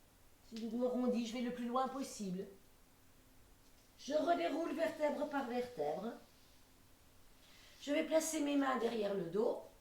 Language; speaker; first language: French; native; French